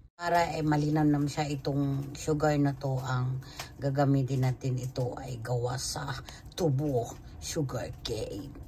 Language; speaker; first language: Filipino; non-native, local second language; Cebuano